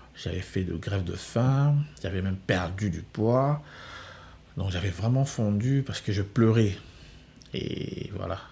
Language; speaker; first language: French; non-native, local second language; Lingala